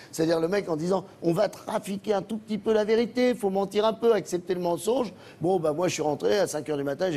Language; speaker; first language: French; native; French